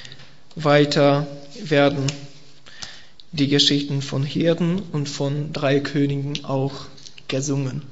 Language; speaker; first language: German; non-native, learner; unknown